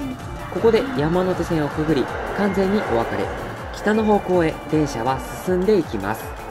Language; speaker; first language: Japanese; native; Japanese